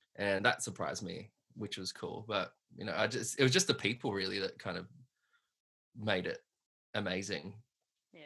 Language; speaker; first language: English; native; English